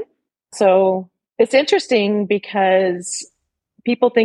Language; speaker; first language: English; native; English